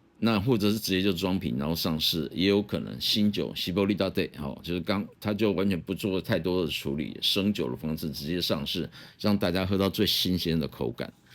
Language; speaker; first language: Chinese; native; Chinese